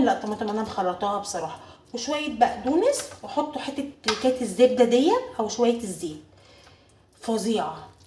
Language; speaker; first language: Arabic; native; Arabic